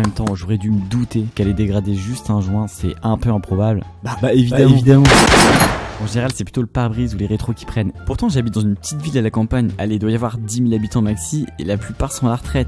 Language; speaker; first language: French; native; French